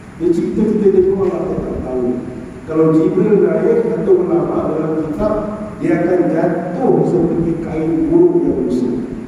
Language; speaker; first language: Malay; native; Malay